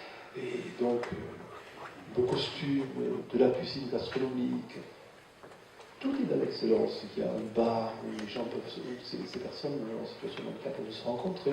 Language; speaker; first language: French; native; French